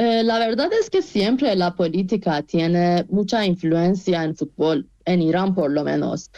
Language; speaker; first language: Spanish; non-native, fluent; Persian